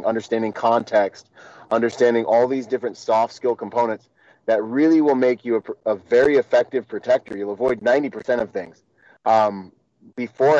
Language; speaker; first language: English; native; English